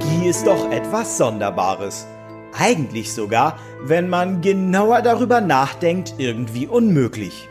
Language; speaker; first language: German; native; German